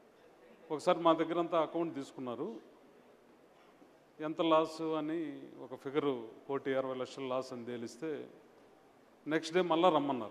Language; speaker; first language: Telugu; native; Telugu